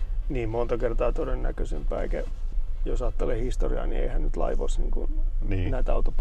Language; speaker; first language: Finnish; native; Finnish